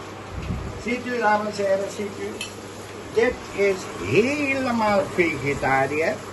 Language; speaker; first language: Dutch; non-native, local second language; Caribbean Hindustani